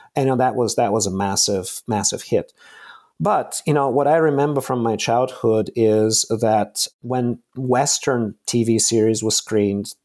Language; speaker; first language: English; non-native, fluent; Bulgarian